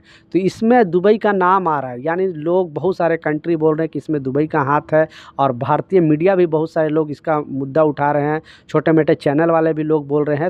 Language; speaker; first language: Hindi; native; Hindi